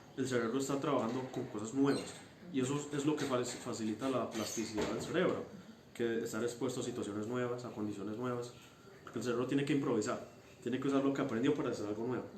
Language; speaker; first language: Spanish; early bilingual, heritage; Spanish